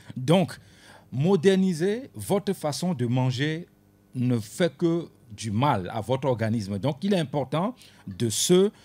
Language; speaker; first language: French; non-native, local second language; Ewe